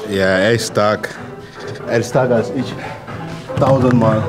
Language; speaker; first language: German; non-native, fluent; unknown